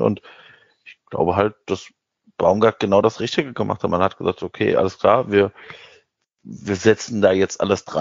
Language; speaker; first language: German; native; German